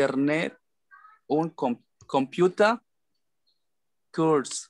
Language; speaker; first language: German; non-native, learner; Spanish